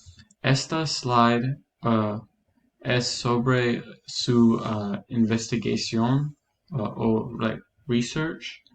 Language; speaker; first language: Spanish; non-native, learner; English